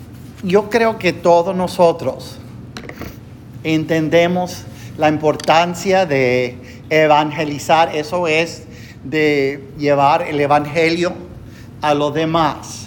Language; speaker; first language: Spanish; non-native, fluent; English